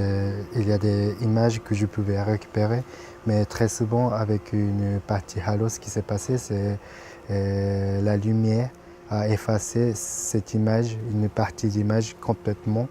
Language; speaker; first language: French; non-native, fluent; Japanese